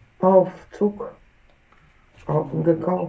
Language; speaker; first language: German; non-native, learner; Ukrainian